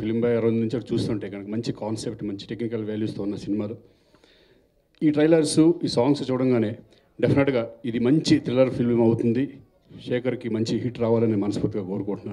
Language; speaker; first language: Telugu; native; Telugu